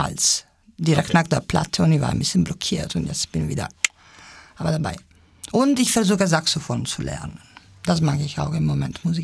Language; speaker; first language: German; non-native, fluent; Italian